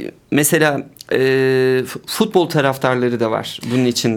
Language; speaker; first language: Turkish; native; Turkish